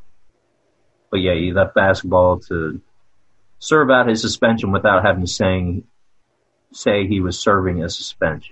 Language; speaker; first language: English; native; English